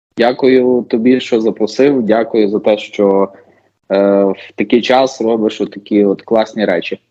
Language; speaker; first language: Ukrainian; native; Ukrainian